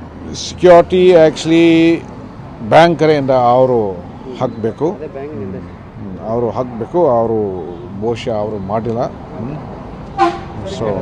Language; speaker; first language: Kannada; non-native, learner; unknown